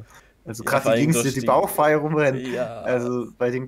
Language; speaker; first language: German; native; German